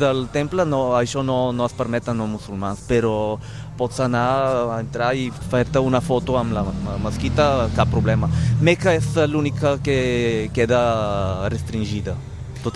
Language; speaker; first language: Catalan; non-native, fluent; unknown